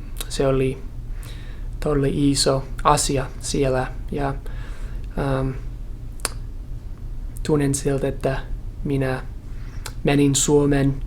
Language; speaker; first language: Finnish; non-native, fluent; English